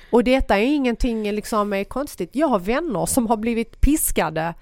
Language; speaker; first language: Swedish; early bilingual, other home language; Persian